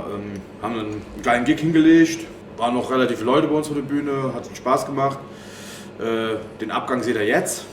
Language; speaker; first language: German; native; German